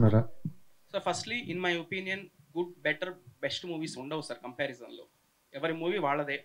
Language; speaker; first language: Telugu; native; Telugu